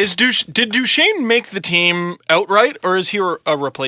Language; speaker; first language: English; native; English